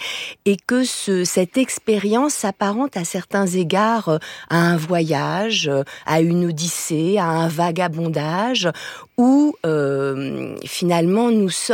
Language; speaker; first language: French; native; French